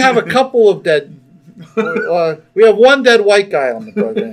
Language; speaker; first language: English; native; English